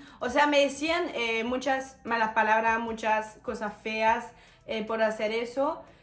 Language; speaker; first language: Spanish; non-native, fluent; French